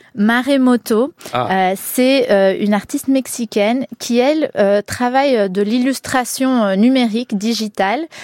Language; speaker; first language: French; early bilingual, heritage; Spanish